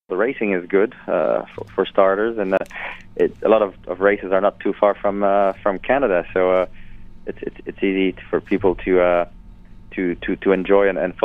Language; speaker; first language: English; non-native, fluent; French